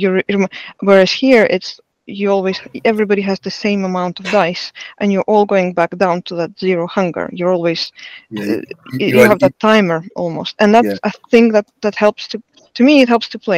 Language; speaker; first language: English; non-native, fluent; Russian